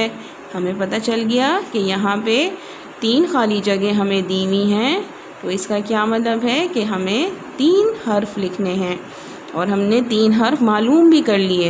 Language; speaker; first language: Urdu; non-native, local second language; Pashto